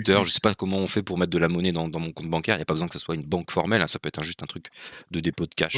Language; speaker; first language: French; native; French